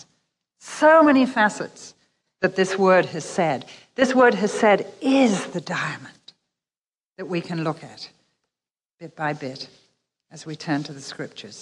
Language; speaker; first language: English; native; English